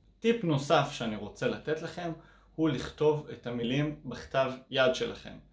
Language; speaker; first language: Hebrew; native; Hebrew